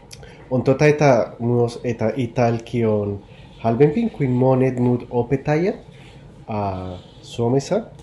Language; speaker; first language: Finnish; non-native, learner; Spanish